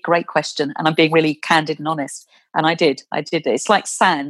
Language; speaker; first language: English; native; English